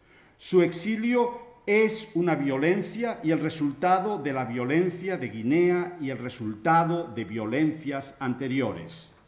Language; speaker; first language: Spanish; native; Spanish